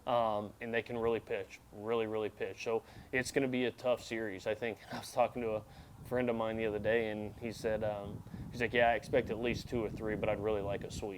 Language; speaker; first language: English; native; English